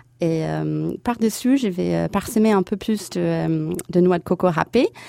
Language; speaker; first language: French; non-native, fluent; English